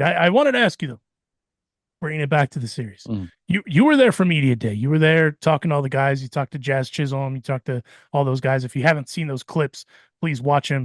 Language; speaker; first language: English; native; English